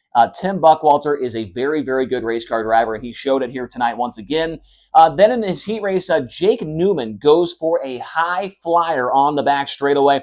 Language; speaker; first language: English; native; English